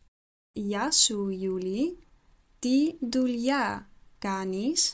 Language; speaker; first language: Greek; non-native, learner; Dutch